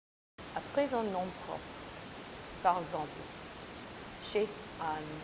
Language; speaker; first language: French; non-native, learner; English